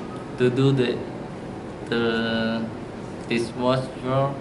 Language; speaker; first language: English; non-native, learner; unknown